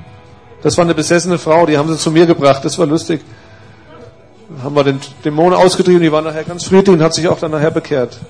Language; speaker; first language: German; native; German